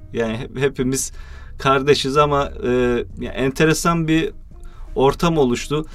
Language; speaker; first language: Turkish; early bilingual, heritage; Turkish